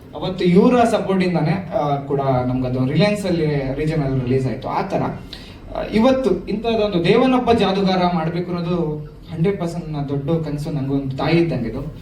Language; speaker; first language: Kannada; native; Kannada